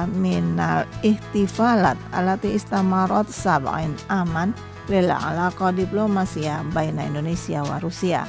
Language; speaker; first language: Arabic; non-native, fluent; Indonesian